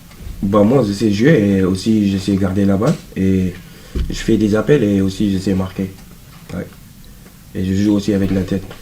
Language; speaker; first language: French; non-native, local second language; Wolof